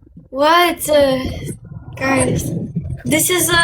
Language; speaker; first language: English; non-native, learner; Amharic